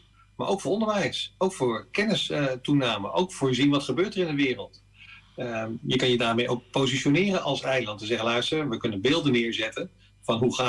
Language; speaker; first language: Dutch; native; Dutch